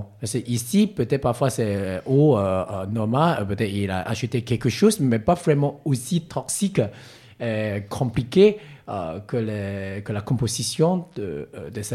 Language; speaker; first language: French; non-native, learner; Cantonese